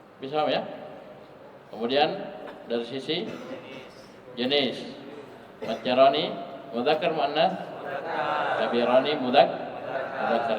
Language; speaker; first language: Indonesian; native; Indonesian